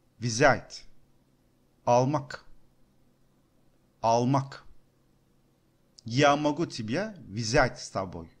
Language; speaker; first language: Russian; non-native, learner; Turkish